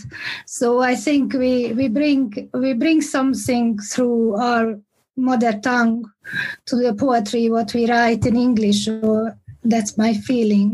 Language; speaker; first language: English; non-native, fluent; Hungarian